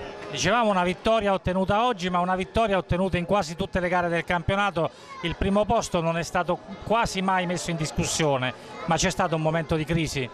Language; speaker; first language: Italian; native; Italian